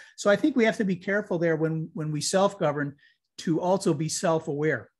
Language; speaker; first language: English; native; English